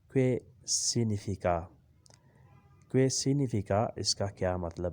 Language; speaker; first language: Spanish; non-native, learner; Urdu